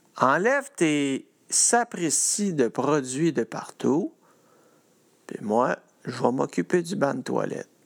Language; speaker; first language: French; native; French